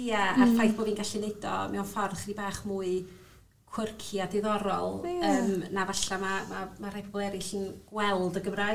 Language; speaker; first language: Welsh; native; Welsh